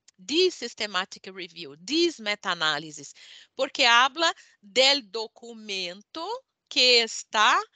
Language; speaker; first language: Spanish; non-native, learner; Portuguese